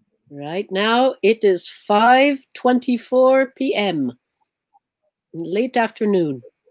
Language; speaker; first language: English; early bilingual, other home language; Arabic